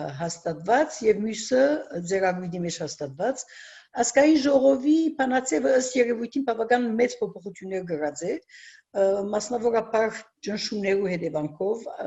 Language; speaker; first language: Armenian; early bilingual, heritage; Armenian